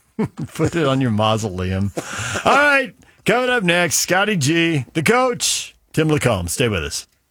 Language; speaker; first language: English; native; English